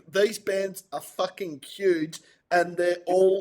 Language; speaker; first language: English; native; English